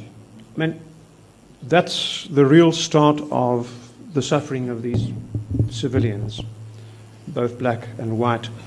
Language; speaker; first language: English; non-native, local second language; Afrikaans